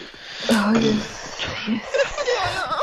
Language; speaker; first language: English; non-native, fluent; Polish